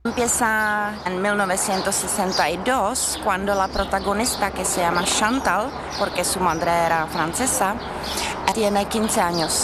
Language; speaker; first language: Spanish; non-native, fluent; Czech